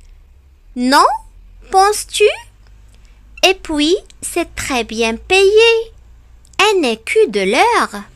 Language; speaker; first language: French; non-native, local second language; Arabic